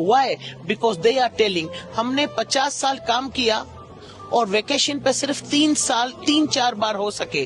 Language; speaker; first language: Hindi; native; Hindi